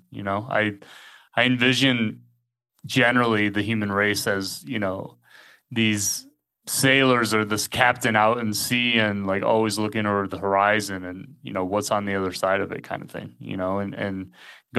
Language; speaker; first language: English; native; English